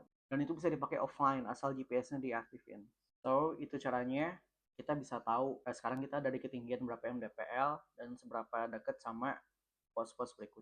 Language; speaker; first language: Indonesian; native; Indonesian